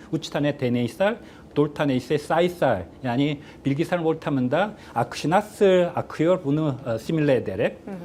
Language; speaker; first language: Turkish; non-native, fluent; Korean